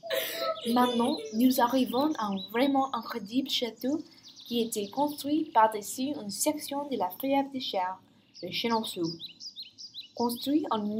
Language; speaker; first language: French; non-native, learner; English